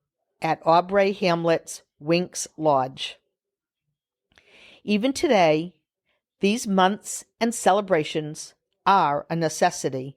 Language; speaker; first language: English; native; English